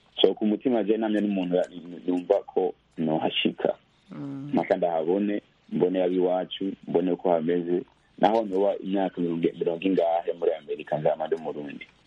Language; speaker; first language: Rundi; early bilingual, heritage; Rundi